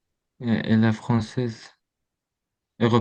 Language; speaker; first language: French; non-native, learner; Azerbaijani